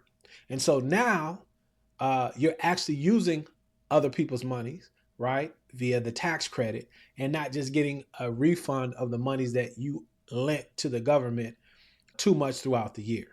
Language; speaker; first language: English; native; English